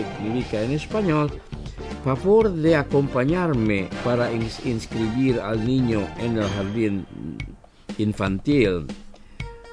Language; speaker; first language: Spanish; non-native, fluent; Indonesian